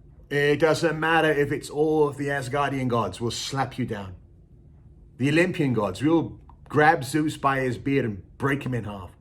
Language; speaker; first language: English; native; English